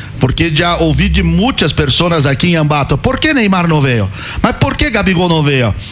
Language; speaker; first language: Spanish; non-native, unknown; Portuguese